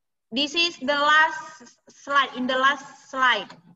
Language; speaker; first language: English; non-native, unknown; Indonesian